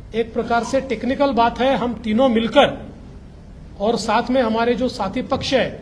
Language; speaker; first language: Hindi; non-native, local second language; Marathi